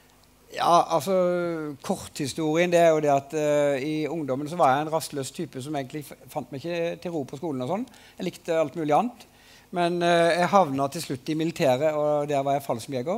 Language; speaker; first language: Norwegian; native; Norwegian